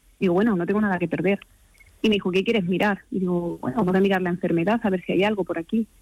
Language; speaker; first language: Spanish; native; Spanish